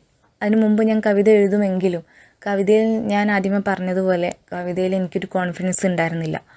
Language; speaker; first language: Malayalam; native; Malayalam